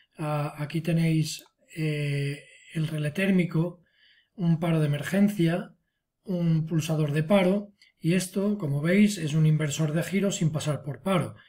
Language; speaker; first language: Spanish; non-native, local second language; Catalan